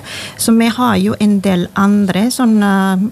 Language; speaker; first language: Norwegian; non-native, fluent; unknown